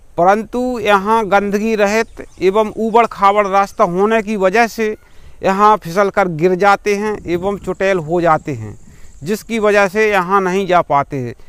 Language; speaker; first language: Hindi; native; Hindi